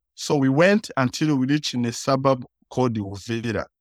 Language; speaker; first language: English; early bilingual, other home language; Kinyarwanda